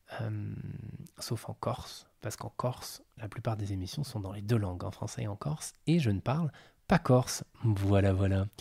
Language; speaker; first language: French; native; French